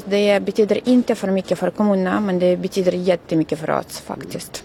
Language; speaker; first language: Swedish; non-native, fluent; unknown